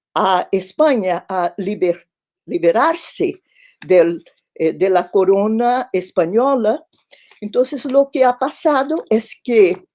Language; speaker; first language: Spanish; non-native, fluent; Portuguese